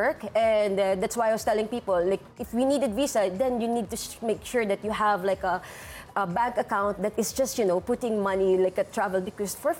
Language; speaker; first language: English; non-native, local second language; Filipino